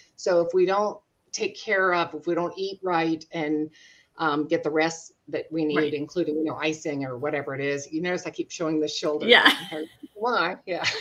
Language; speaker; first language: English; native; English